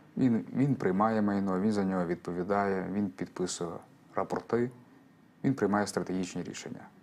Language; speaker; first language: Ukrainian; native; Ukrainian